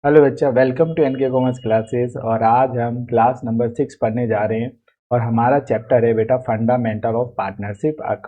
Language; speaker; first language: Hindi; native; Hindi